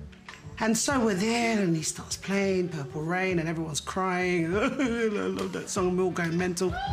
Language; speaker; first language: English; native; English